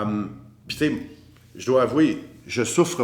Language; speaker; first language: French; native; French